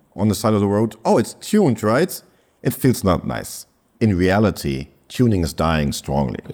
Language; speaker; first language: English; non-native, fluent; German